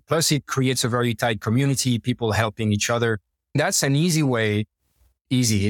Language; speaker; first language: English; non-native, fluent; French